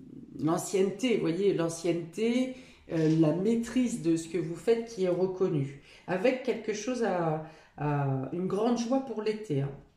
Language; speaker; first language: French; native; French